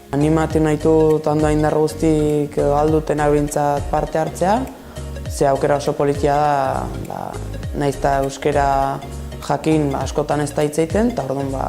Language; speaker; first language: Basque; native; Basque